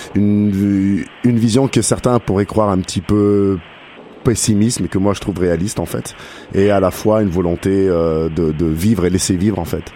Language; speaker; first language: French; native; French